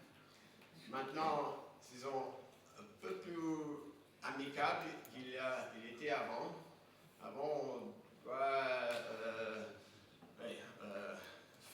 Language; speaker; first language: French; non-native, fluent; English